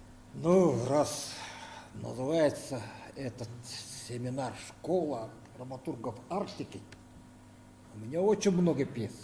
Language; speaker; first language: Russian; non-native, local second language; Yakut